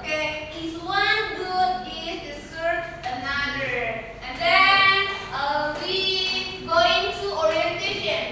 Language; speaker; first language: English; non-native, learner; Indonesian